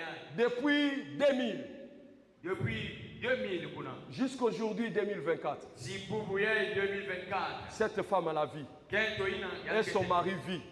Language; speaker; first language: French; non-native, local second language; Lingala